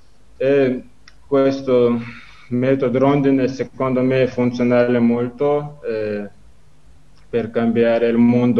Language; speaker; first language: Italian; non-native, learner; Chechen